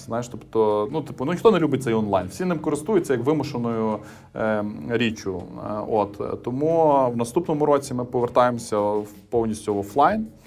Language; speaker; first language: Ukrainian; native; Ukrainian